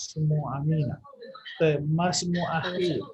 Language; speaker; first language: Arabic; non-native, fluent; Indonesian